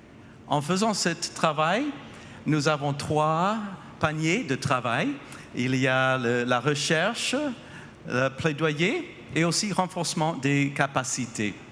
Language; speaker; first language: French; non-native, fluent; English